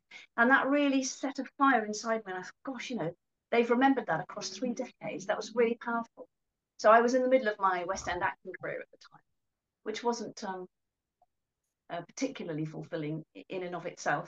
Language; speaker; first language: English; native; English